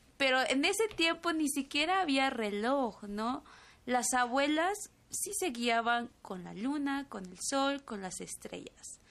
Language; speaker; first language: Spanish; non-native, local second language; Tzotzil